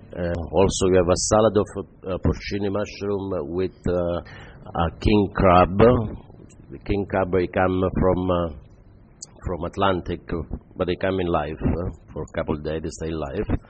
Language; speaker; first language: English; non-native, fluent; Italian